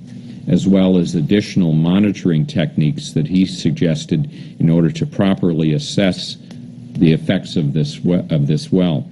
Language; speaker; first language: English; native; English